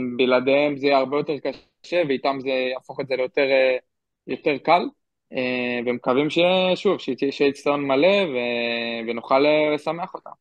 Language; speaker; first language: Hebrew; native; Hebrew